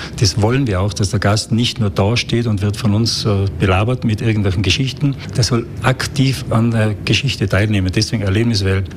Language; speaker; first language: German; native; German